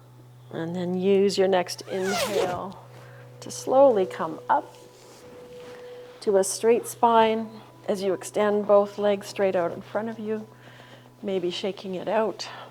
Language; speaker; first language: English; native; English